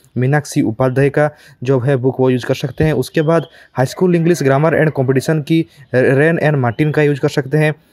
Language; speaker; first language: Hindi; non-native, local second language; Odia